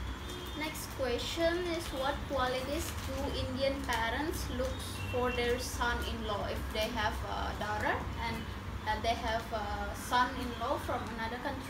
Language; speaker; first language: English; non-native, fluent; Indonesian